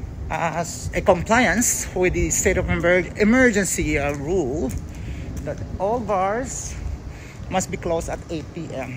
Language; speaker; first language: English; non-native, local second language; Filipino